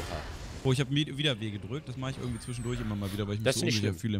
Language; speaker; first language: German; native; German